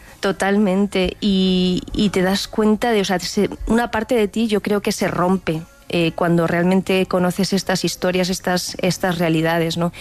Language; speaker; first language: Spanish; native; Spanish